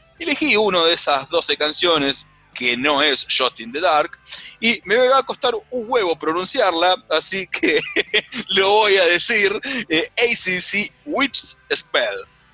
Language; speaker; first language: Spanish; native; Spanish